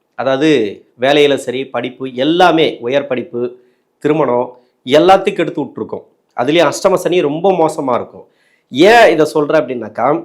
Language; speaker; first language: Tamil; native; Tamil